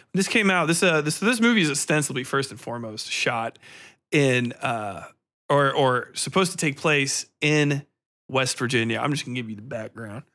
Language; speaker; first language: English; native; English